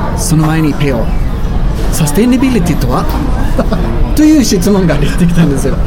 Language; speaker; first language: Japanese; non-native, fluent; Swedish